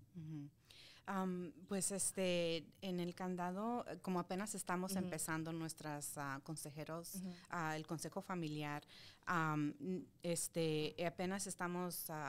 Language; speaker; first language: Spanish; early bilingual, heritage; Spanish